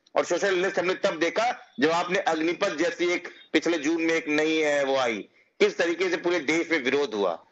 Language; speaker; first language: Hindi; native; Hindi